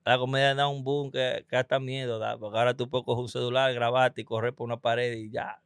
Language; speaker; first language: Spanish; native; Spanish